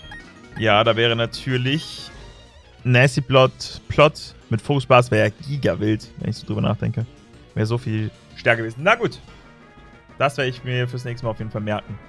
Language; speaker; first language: German; native; German